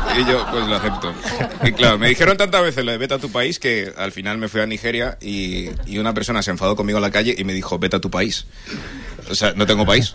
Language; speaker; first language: Spanish; early bilingual, other home language; English